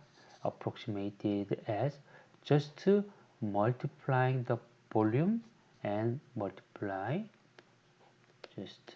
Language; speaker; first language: English; non-native, fluent; Korean